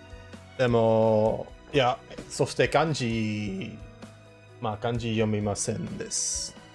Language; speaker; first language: Japanese; non-native, learner; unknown